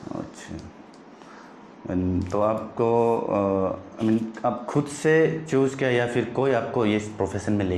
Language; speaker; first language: Hindi; non-native, local second language; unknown